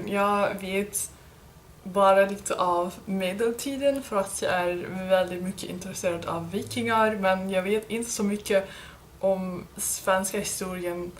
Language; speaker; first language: Swedish; non-native, learner; English